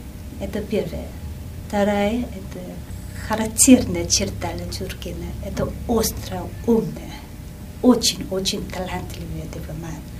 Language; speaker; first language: Russian; non-native, fluent; Vietnamese